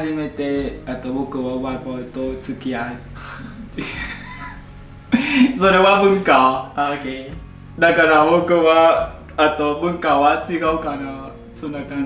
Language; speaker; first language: Japanese; non-native, learner; Vietnamese